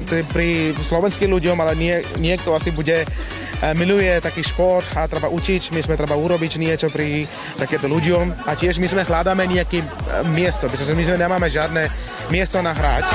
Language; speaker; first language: Slovak; non-native, learner; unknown